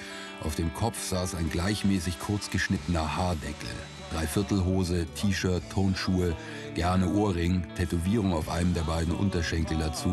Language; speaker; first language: German; native; German